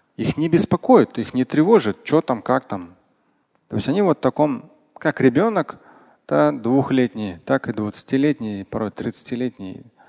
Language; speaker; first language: Russian; non-native, local second language; Tatar